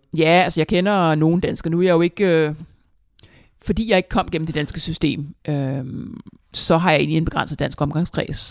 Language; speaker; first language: Danish; native; Danish